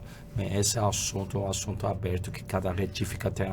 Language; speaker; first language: Portuguese; non-native, fluent; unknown